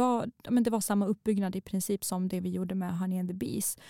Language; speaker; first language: Swedish; early bilingual, other home language; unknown